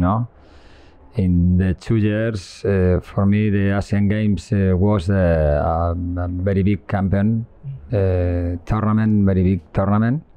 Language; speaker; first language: English; non-native, learner; Spanish